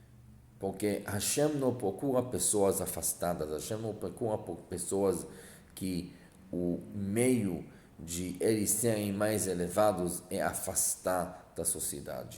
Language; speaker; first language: Portuguese; non-native, fluent; Hebrew